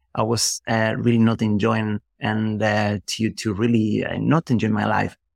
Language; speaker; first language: English; non-native, fluent; Spanish